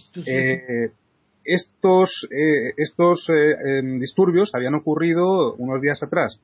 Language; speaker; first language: Spanish; native; Spanish